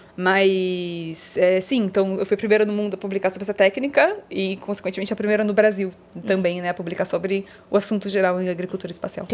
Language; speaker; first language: Portuguese; early bilingual, heritage; Portuguese